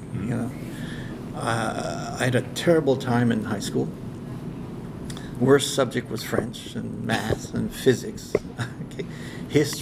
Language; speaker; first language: English; native; English